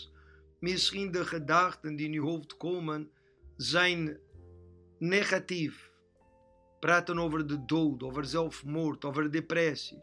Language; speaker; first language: Dutch; non-native, fluent; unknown